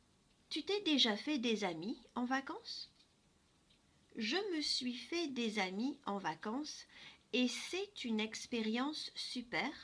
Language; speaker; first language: French; non-native, fluent; English